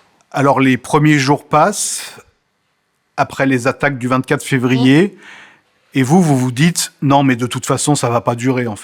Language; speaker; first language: French; native; French